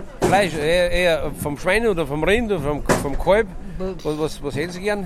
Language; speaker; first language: German; native; German